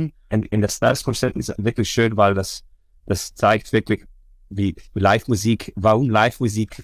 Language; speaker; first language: German; non-native, fluent; Dutch